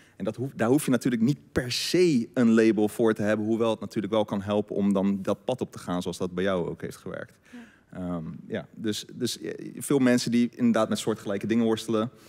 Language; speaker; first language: Dutch; native; Dutch